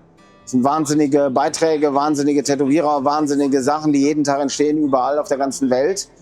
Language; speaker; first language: German; native; German